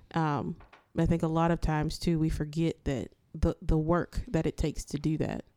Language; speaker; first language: English; native; English